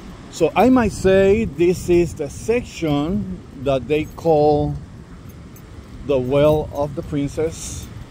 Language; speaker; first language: English; non-native, local second language; Spanish